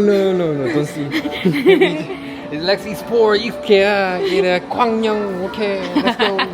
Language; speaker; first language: English; non-native, learner; Korean